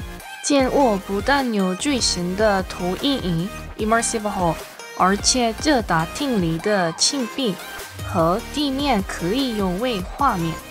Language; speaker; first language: Chinese; non-native, learner; Korean